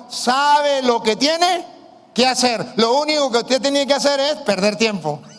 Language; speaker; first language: Spanish; native; Spanish